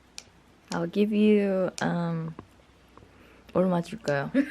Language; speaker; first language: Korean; early bilingual, heritage; English